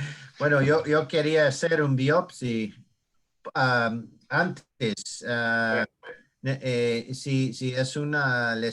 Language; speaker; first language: Spanish; non-native, learner; English